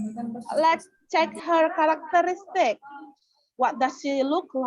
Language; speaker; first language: English; non-native, learner; Indonesian